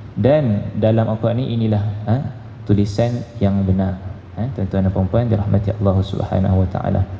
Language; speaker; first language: Malay; native; Malay